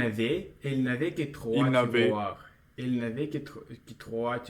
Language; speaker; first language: French; non-native, learner; Russian